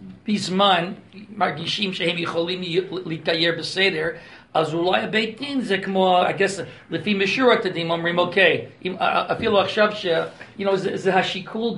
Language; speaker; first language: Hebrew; non-native, fluent; English